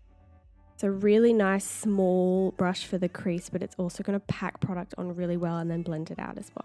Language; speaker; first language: English; native; English